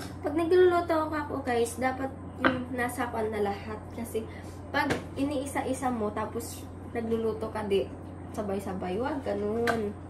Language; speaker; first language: Filipino; non-native, local second language; Iloko